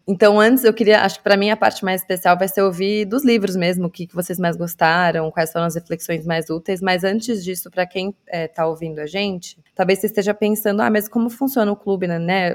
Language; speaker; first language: Portuguese; native; Portuguese